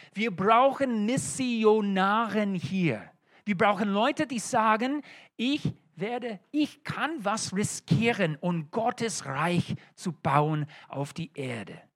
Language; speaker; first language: German; non-native, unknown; English